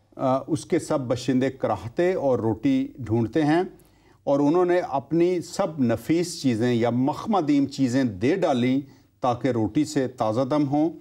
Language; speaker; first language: Urdu; non-native, local second language; Punjabi